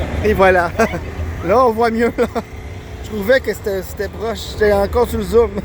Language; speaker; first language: French; native; French